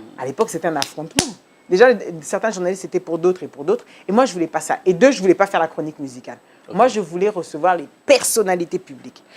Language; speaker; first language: French; early bilingual, other home language; Lingala